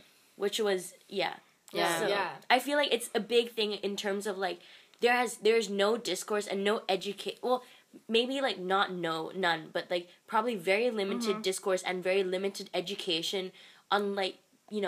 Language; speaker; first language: English; non-native, local second language; Cantonese